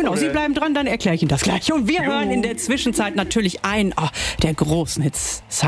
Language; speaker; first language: German; native; German